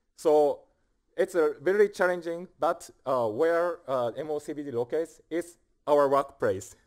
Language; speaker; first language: English; non-native, fluent; Japanese